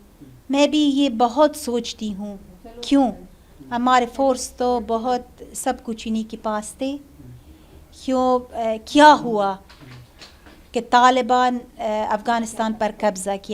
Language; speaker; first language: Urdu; non-native, learner; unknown